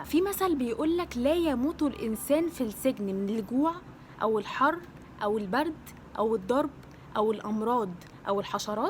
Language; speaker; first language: Arabic; native; Arabic